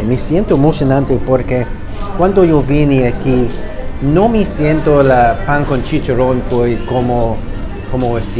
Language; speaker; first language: Spanish; non-native, learner; English